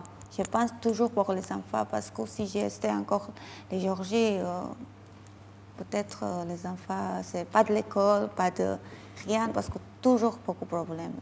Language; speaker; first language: French; non-native, learner; Georgian